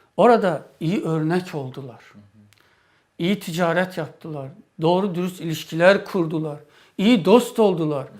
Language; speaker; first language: Turkish; native; Turkish